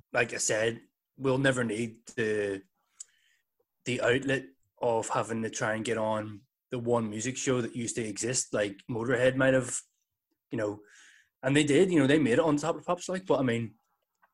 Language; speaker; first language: English; native; English